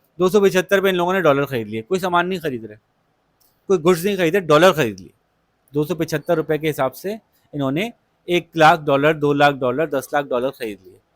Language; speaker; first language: Urdu; native; Urdu